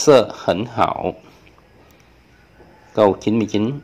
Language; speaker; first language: Chinese; non-native, fluent; Vietnamese